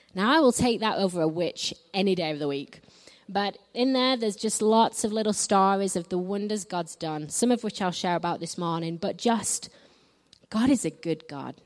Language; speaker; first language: English; native; English